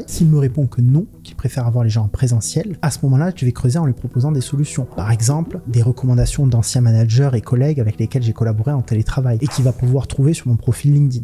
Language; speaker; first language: French; native; French